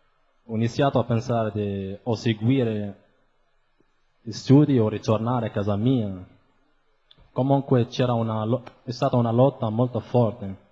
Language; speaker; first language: Italian; non-native, fluent; Arabic